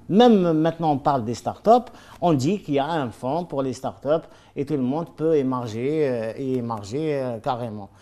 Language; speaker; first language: French; non-native, local second language; Arabic